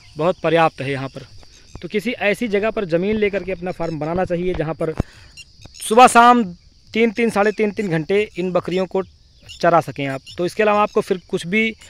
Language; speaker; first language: Hindi; native; Hindi